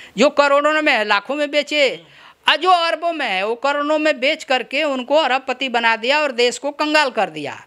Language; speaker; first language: Hindi; native; Hindi